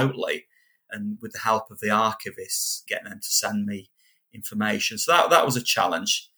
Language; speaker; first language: English; native; English